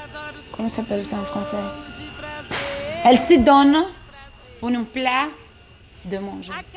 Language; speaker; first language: French; non-native, learner; Portuguese